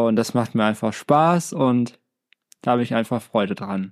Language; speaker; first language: German; native; German